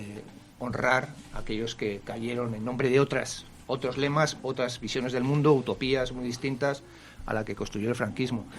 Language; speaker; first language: Spanish; native; Spanish